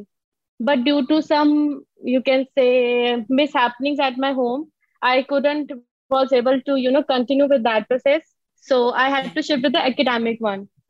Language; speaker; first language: English; non-native, local second language; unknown